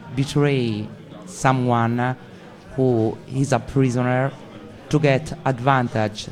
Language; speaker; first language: English; non-native, fluent; Italian